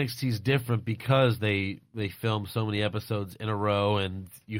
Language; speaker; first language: English; native; English